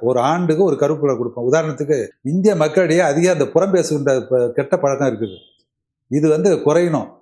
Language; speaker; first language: Tamil; native; Tamil